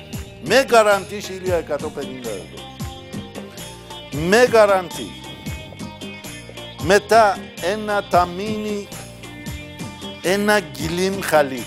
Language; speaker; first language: Greek; non-native, fluent; Persian